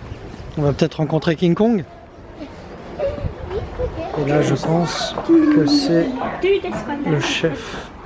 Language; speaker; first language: French; native; French